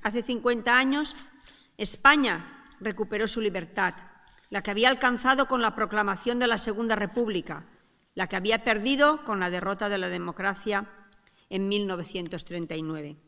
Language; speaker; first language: Spanish; non-native, local second language; Catalan